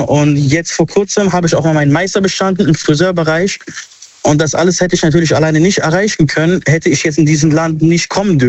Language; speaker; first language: German; early bilingual, other home language; Arabic